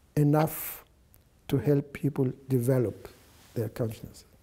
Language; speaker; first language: English; non-native, fluent; Arabic